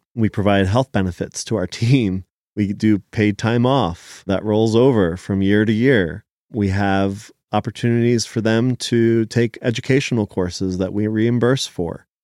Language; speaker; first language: English; early bilingual, other home language; Hebrew